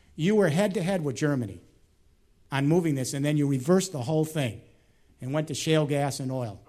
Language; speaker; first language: English; native; English